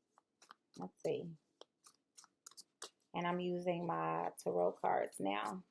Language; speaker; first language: English; native; English